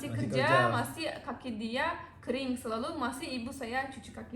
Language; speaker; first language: Indonesian; non-native, learner; Turkish